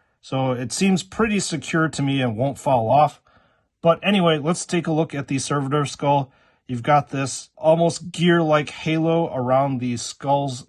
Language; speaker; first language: English; native; English